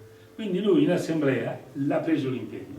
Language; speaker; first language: Italian; native; Italian